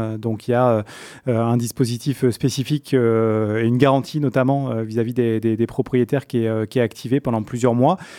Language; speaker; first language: French; native; French